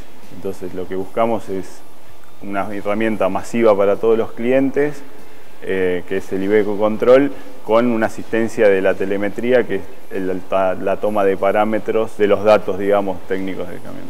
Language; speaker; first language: Spanish; native; Spanish